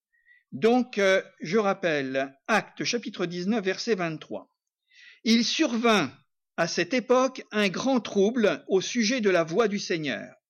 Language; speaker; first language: French; native; French